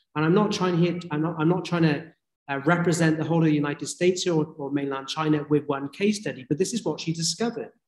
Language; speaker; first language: English; native; English